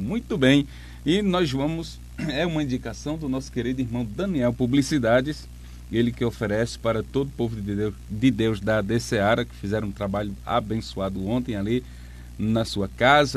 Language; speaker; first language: Portuguese; native; Portuguese